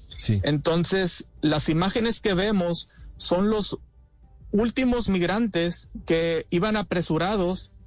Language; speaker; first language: Spanish; early bilingual, heritage; Spanish